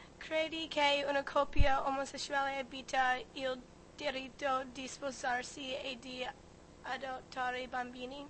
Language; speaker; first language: Italian; non-native, learner; English